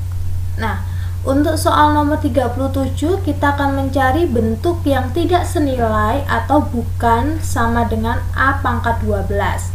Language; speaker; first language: Indonesian; native; Indonesian